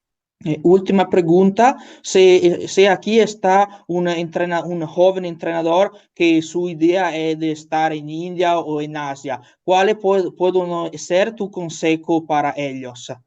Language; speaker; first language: Spanish; non-native, learner; Italian